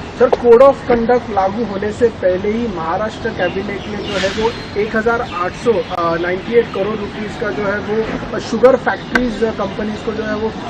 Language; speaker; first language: Hindi; non-native, local second language; Marathi